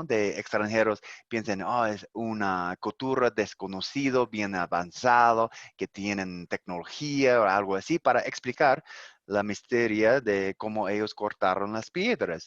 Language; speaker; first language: Spanish; non-native, learner; English